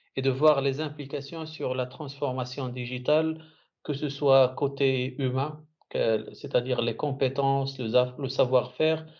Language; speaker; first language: French; non-native, local second language; Arabic